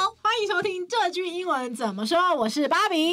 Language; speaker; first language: Chinese; native; Chinese